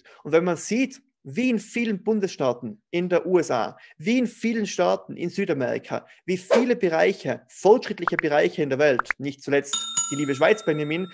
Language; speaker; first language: German; native; German